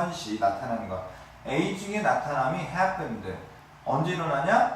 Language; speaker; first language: Korean; native; Korean